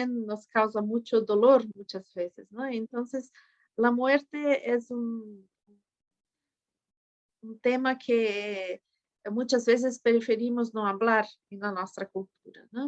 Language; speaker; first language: Spanish; non-native, fluent; Portuguese